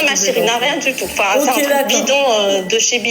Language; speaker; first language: French; native; French